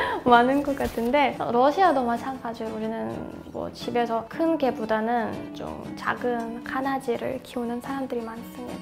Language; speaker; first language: Korean; non-native, fluent; Russian